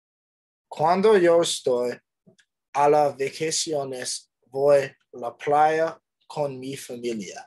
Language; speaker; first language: Spanish; non-native, learner; English